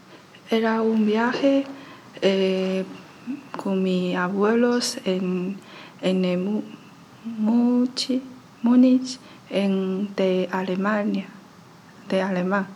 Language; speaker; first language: Spanish; non-native, learner; Chinese